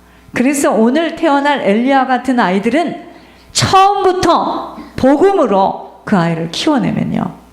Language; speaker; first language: Korean; native; Korean